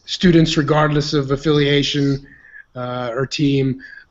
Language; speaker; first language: English; native; English